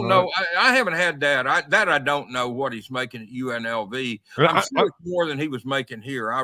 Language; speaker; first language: English; native; English